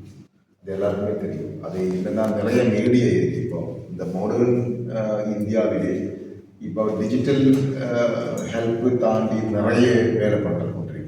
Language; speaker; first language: Tamil; non-native, local second language; Malayalam